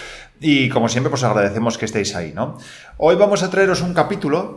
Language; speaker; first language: Spanish; native; Spanish